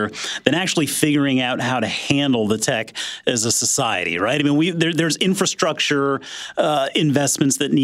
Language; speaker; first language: English; native; English